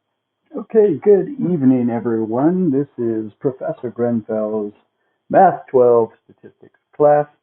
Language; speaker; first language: English; native; English